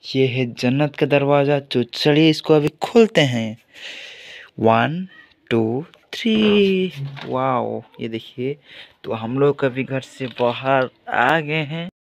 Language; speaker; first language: Hindi; non-native, local second language; Odia